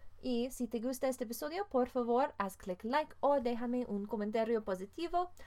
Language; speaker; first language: Spanish; non-native, fluent; English